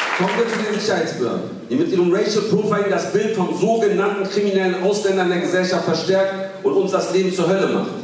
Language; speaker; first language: German; early bilingual, other home language; Kurdish